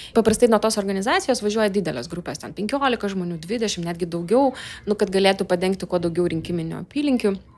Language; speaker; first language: Lithuanian; non-native, local second language; Russian